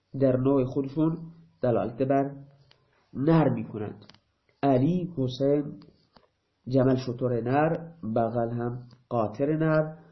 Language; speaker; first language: Persian; non-native, local second language; Baluchi